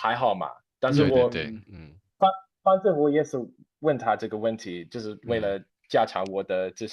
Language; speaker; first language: Chinese; non-native, fluent; English